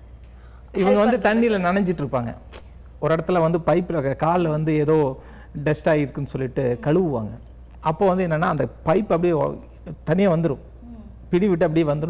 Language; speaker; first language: Tamil; native; Tamil